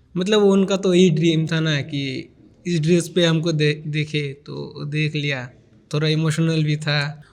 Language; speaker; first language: Hindi; non-native, local second language; Assamese